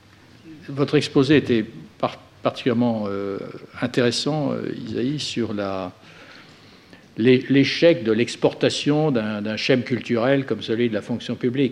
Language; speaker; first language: French; native; French